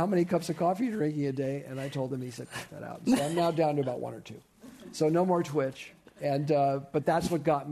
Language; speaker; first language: English; native; English